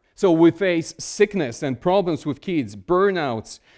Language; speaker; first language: English; non-native, fluent; Polish